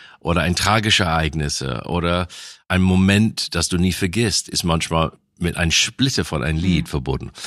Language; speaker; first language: German; non-native, fluent; English